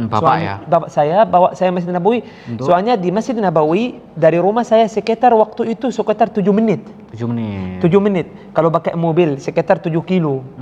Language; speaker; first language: Indonesian; non-native, learner; Arabic